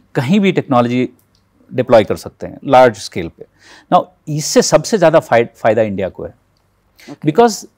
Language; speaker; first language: Hindi; native; Hindi